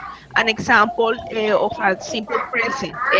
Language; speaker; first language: English; non-native, learner; Spanish